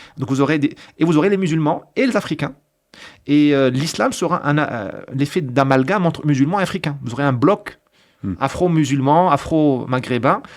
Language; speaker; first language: French; non-native, local second language; Arabic